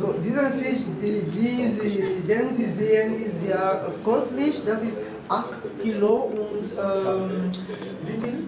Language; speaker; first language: German; non-native, learner; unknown